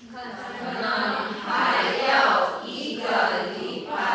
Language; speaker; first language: Chinese; non-native, learner; Filipino